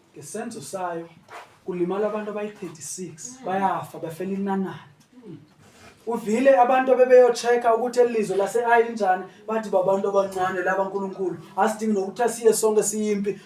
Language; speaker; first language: Zulu; non-native, local second language; Xhosa